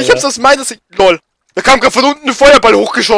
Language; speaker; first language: German; native; German